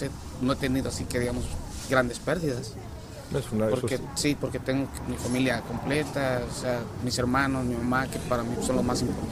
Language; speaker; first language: Spanish; native; Spanish